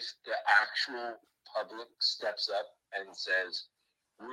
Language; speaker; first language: English; native; English